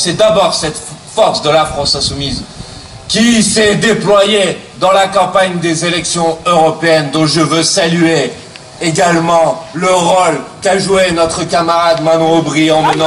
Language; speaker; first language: French; native; French